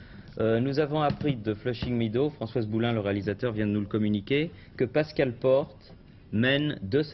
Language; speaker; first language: French; native; French